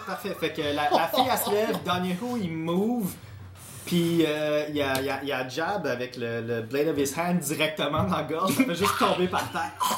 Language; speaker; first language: French; native; French